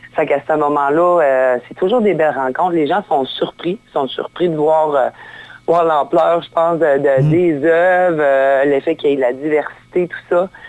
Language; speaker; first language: French; native; French